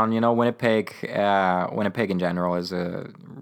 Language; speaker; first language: English; non-native, fluent; Ukrainian